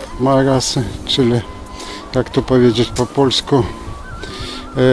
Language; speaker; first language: Polish; non-native, fluent; Turkish